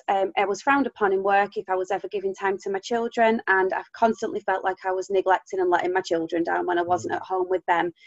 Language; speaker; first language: English; native; English